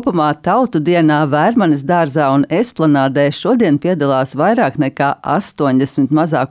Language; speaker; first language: Latvian; native; Latvian